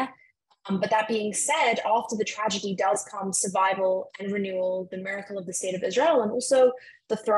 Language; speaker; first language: English; native; English